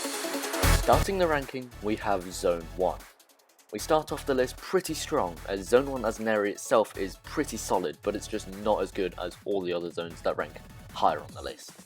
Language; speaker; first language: English; native; English